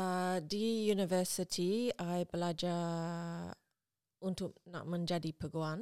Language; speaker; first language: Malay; non-native, learner; English